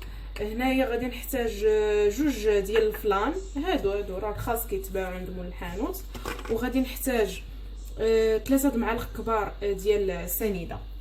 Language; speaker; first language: Arabic; native; Arabic